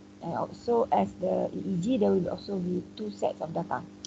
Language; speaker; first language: English; non-native, local second language; Malay